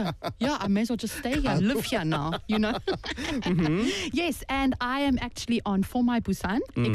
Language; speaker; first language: English; native; English